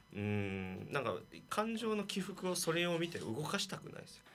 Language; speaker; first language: Japanese; native; Japanese